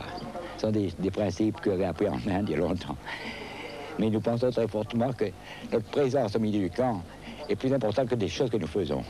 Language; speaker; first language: French; native; French